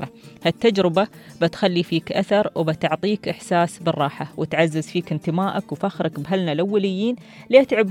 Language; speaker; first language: Arabic; native; Arabic